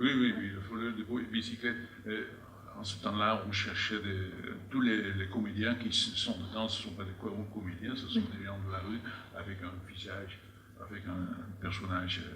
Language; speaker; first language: French; non-native, fluent; Dutch